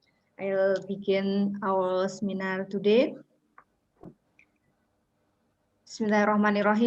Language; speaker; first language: English; non-native, fluent; Indonesian